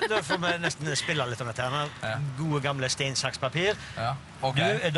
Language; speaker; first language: Norwegian; native; Norwegian